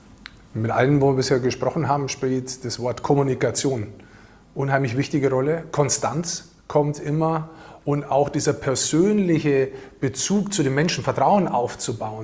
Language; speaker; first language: German; native; German